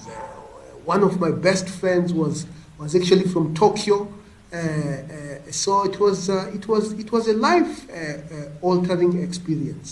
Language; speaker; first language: English; non-native, local second language; Venda